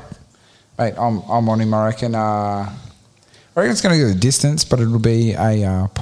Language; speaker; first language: English; native; English